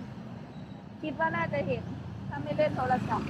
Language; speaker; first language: Thai; native; Thai